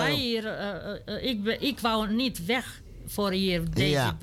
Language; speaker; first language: Dutch; non-native, learner; Serbian